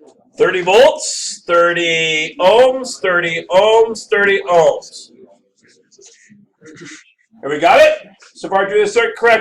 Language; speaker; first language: English; native; English